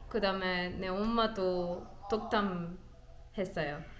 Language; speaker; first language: Korean; non-native, learner; German